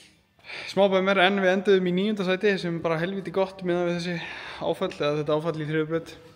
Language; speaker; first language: Icelandic; native; Icelandic